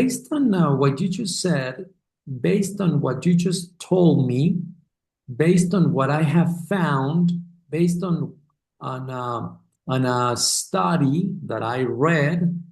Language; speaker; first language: English; non-native, fluent; Spanish